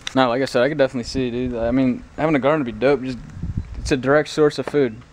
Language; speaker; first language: English; native; English